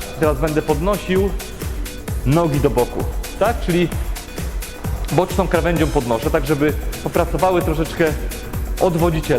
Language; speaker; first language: Polish; native; Polish